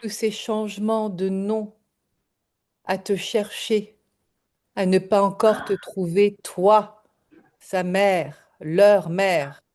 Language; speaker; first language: French; native; French